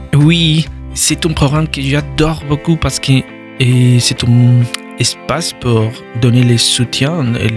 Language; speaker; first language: French; non-native, learner; Spanish